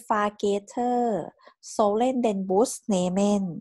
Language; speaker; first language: German; non-native, fluent; Thai